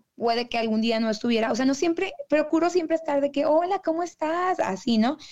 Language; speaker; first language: Spanish; native; Spanish